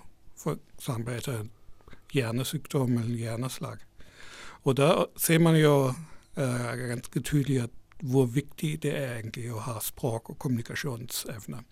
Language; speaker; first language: Norwegian; non-native, fluent; German